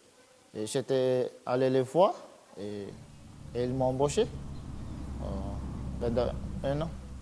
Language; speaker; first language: French; non-native, learner; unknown